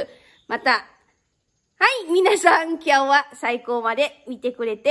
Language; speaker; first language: Japanese; non-native, learner; Lao